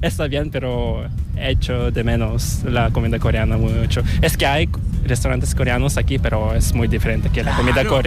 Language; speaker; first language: Spanish; non-native, fluent; Korean